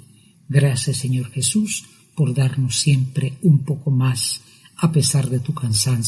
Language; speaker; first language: Spanish; native; Spanish